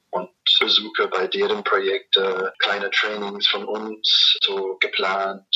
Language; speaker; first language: German; non-native, fluent; English